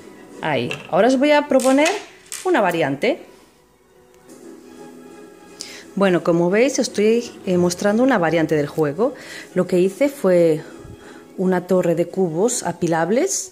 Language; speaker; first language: Spanish; native; Spanish